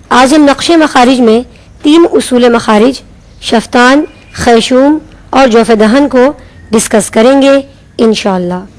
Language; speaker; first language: Urdu; native; Urdu